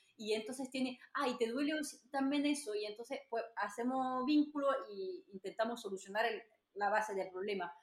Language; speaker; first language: Spanish; non-native, fluent; French